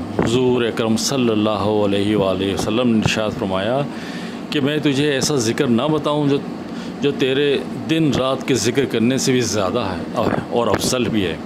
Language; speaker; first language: Urdu; native; Urdu